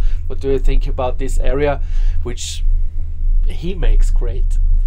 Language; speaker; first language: English; non-native, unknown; German